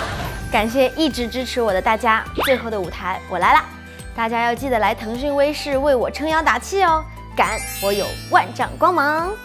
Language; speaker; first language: Chinese; non-native, learner; Thai